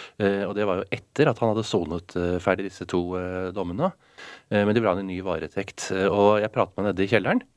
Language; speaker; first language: Norwegian; native; Norwegian